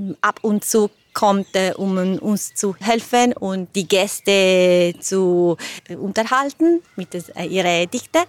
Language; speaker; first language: German; non-native, learner; Italian